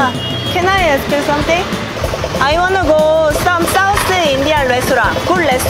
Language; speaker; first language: English; non-native, learner; Korean